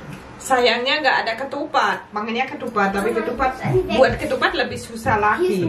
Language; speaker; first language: Indonesian; non-native, fluent; German